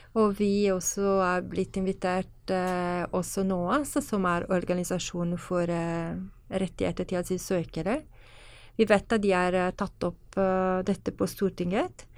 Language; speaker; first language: Norwegian; non-native, fluent; Italian